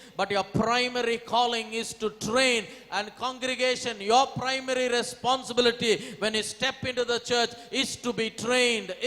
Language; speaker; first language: English; non-native, local second language; Kannada